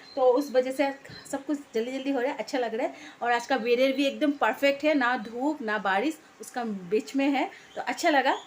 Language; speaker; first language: Hindi; non-native, local second language; Bangla